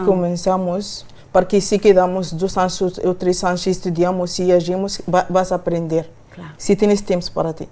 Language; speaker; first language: Spanish; non-native, learner; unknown